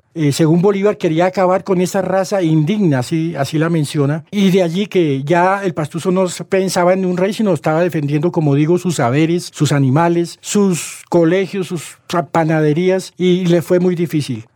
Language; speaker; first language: Spanish; native; Spanish